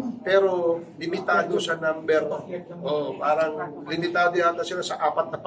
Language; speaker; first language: Filipino; native; Filipino